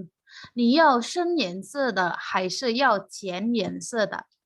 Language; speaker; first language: Chinese; non-native, fluent; Indonesian